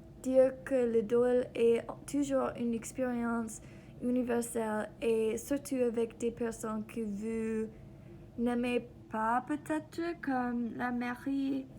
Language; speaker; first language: French; non-native, learner; English